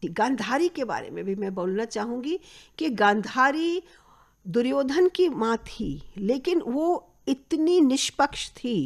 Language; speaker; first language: Hindi; native; Hindi